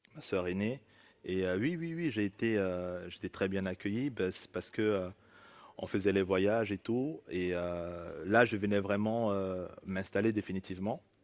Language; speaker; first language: French; native; French